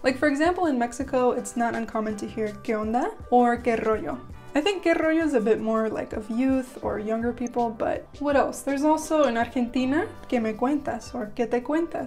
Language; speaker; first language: English; native; English